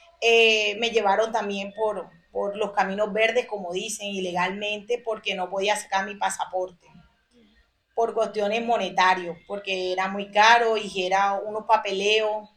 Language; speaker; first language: Spanish; native; Spanish